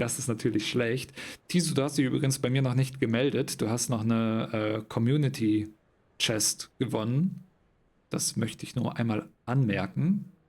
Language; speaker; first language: German; native; German